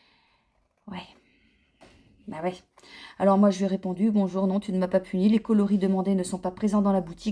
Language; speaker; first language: French; native; French